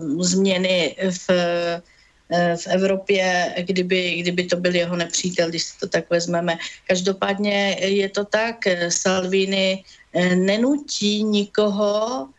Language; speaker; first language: Czech; native; Czech